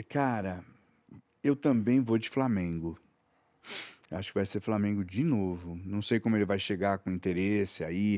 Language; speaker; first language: Portuguese; native; Portuguese